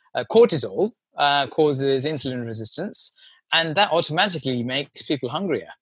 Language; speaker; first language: English; non-native, local second language; Sinhala